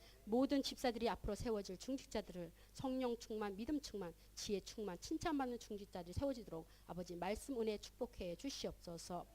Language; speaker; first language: Korean; native; Korean